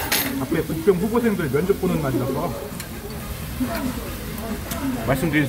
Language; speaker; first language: Korean; native; Korean